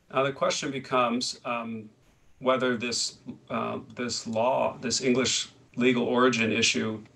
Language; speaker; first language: English; native; English